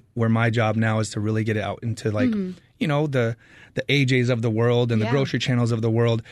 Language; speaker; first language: English; native; English